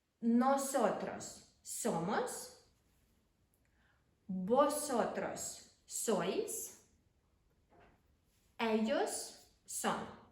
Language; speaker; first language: Spanish; non-native, fluent; Ukrainian